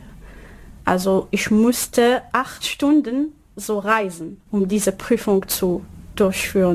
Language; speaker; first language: German; non-native, learner; Arabic